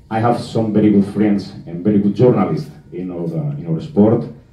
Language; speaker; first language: English; non-native, fluent; Spanish